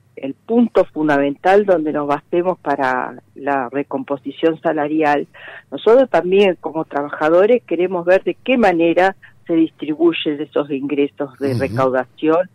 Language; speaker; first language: Spanish; native; Spanish